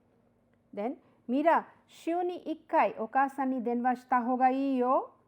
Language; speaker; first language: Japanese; non-native, fluent; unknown